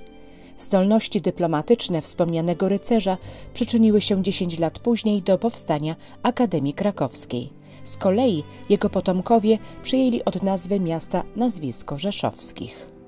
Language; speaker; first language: Polish; native; Polish